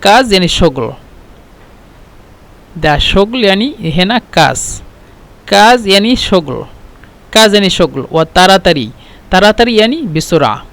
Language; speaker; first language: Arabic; non-native, fluent; Bangla